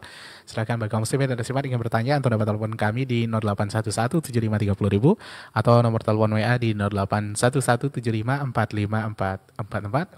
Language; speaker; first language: Malay; native; Malay